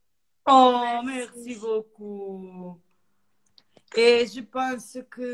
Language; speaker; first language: French; non-native, learner; Portuguese